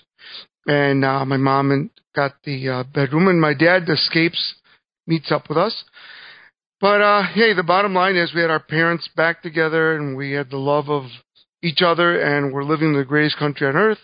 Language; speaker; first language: English; early bilingual, other home language; Spanish